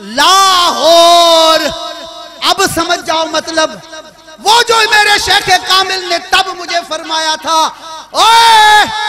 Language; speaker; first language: Urdu; non-native, local second language; Sindhi